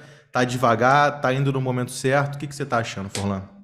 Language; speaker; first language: Portuguese; native; Portuguese